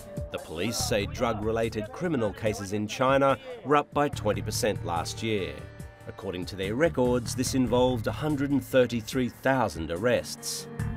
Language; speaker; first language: English; native; English